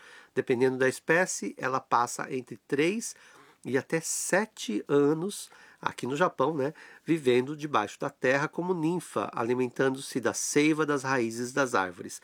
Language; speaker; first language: Portuguese; native; Portuguese